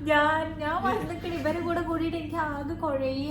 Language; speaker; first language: Malayalam; native; Malayalam